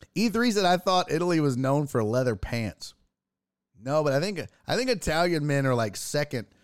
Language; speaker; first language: English; early bilingual, other home language; German